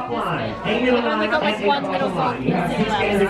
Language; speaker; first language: English; native; English